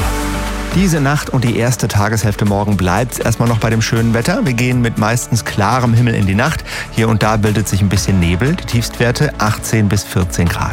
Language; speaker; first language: German; native; German